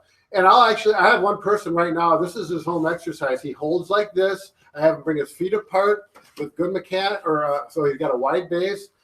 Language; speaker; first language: English; native; English